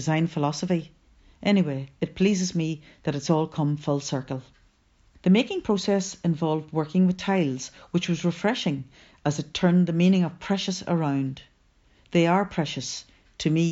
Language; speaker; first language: English; native; English